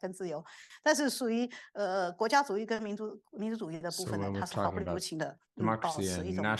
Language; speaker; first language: Chinese; native; Chinese